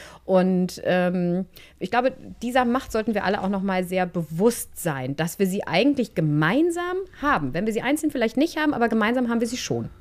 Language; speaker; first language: German; native; German